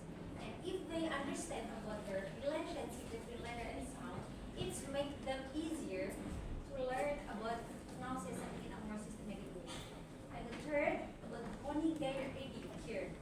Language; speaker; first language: English; non-native, learner; Indonesian